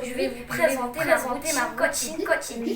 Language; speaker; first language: French; non-native, local second language; Arabic